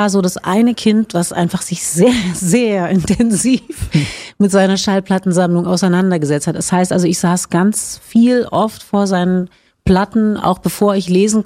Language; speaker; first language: German; native; German